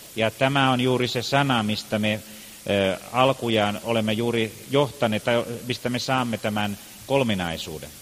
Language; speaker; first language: Finnish; native; Finnish